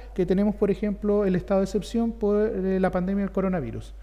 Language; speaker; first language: Spanish; native; Spanish